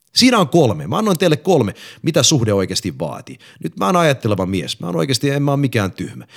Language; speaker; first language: Finnish; early bilingual, heritage; English